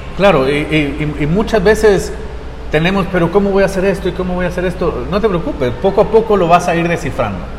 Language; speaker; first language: Spanish; native; Spanish